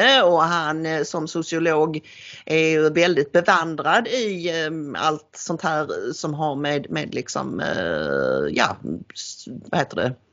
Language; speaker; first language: Swedish; native; Swedish